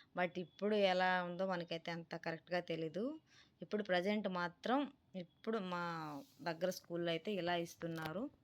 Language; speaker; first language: Telugu; native; Telugu